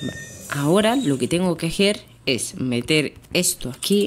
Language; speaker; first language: Spanish; native; Spanish